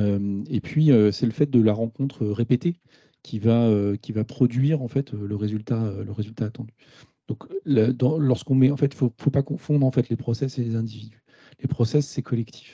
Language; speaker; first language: French; native; French